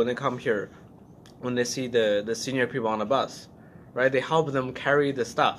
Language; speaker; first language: English; non-native, fluent; Chinese